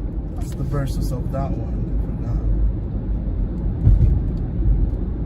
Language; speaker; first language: English; non-native, local second language; Filipino